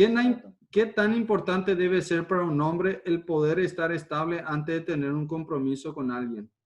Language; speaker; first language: Spanish; native; Spanish